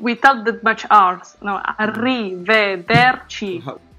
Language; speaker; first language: English; non-native, fluent; Italian